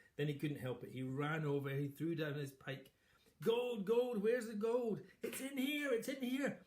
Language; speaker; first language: English; native; English